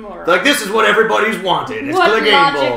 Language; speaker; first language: English; native; English